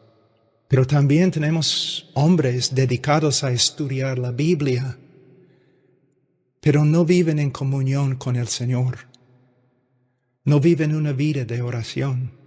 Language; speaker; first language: Spanish; non-native, fluent; English